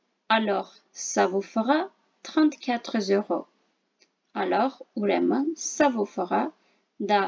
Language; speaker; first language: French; non-native, fluent; Armenian